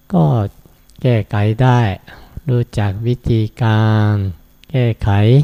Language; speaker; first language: Thai; non-native, fluent; Japanese